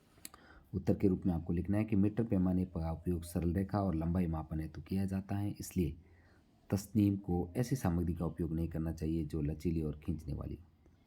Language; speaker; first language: Hindi; native; Hindi